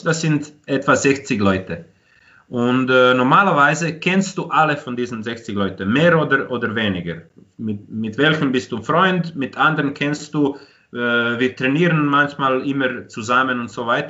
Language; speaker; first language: German; non-native, fluent; Croatian